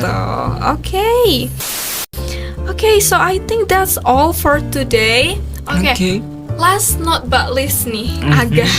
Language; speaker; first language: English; non-native, learner; Indonesian